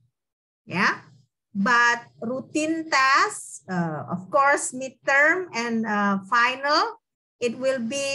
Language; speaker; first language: English; non-native, fluent; Indonesian